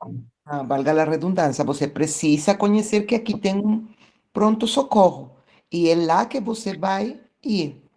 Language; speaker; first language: Portuguese; non-native, fluent; Spanish